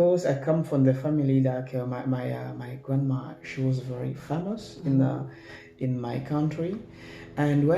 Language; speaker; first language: English; non-native, learner; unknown